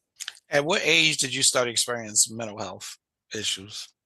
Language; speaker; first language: English; native; English